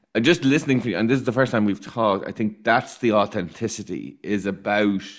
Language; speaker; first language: English; native; English